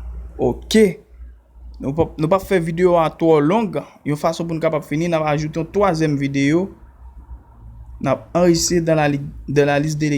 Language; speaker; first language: French; non-native, learner; Haitian Creole